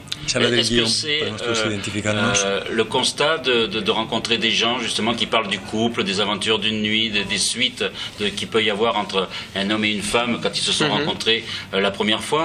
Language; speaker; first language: French; native; French